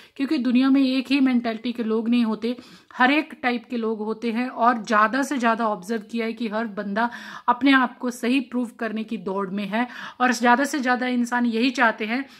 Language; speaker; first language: Hindi; non-native, local second language; Punjabi